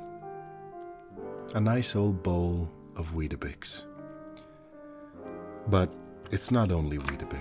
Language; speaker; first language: English; native; English